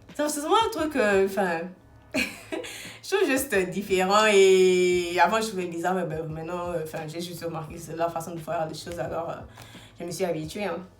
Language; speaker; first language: French; non-native, local second language; Lingala